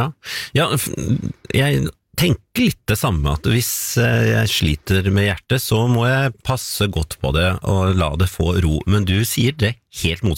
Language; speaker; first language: Norwegian; native; Norwegian